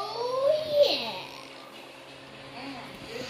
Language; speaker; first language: English; native; English